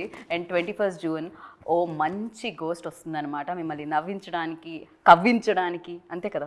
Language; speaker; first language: Telugu; native; Telugu